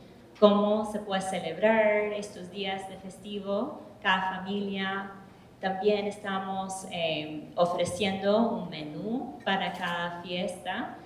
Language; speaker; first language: Spanish; early bilingual, heritage; English